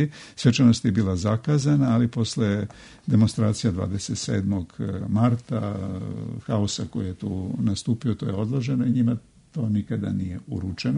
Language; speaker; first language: Serbian; native; Serbian